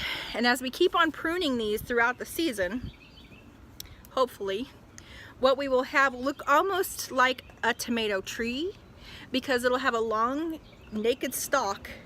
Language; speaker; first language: English; native; English